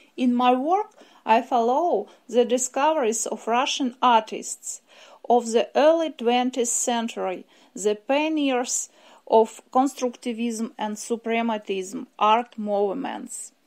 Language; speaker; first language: English; non-native, fluent; Russian